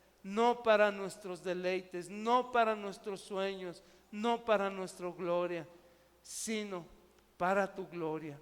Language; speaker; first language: Spanish; native; Spanish